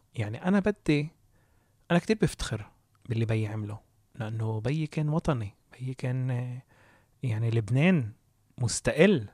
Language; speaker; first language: Arabic; native; Arabic